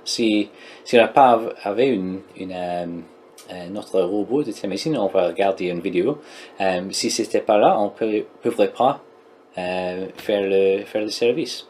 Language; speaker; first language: French; non-native, learner; English